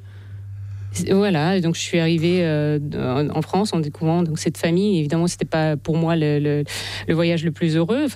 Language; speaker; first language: French; non-native, fluent; Russian